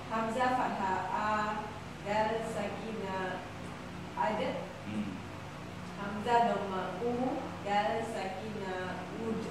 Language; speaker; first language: Arabic; non-native, learner; Malay